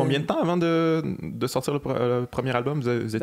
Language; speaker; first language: French; native; French